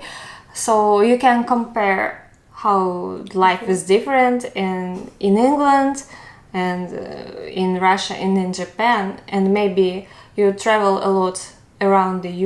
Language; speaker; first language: English; non-native, learner; Russian